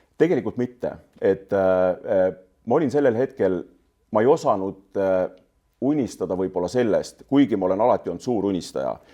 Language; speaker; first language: Estonian; native; Estonian